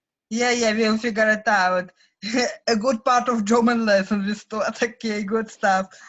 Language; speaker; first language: English; non-native, fluent; Russian